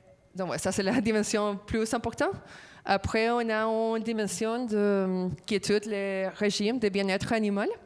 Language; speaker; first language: French; non-native, fluent; Spanish